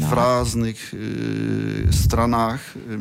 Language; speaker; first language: Russian; non-native, learner; Polish